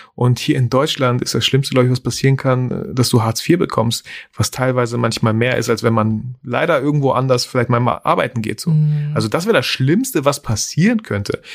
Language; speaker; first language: German; early bilingual, other home language; Russian